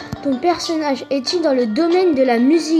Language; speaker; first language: French; native; French